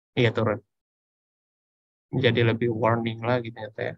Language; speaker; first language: Indonesian; native; Indonesian